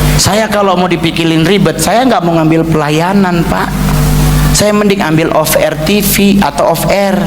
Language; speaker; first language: Indonesian; native; Indonesian